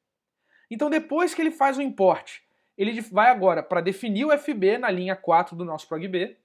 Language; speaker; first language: Portuguese; native; Portuguese